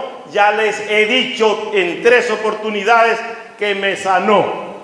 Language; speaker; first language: Spanish; native; Spanish